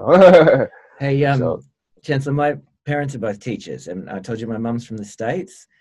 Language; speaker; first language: English; native; English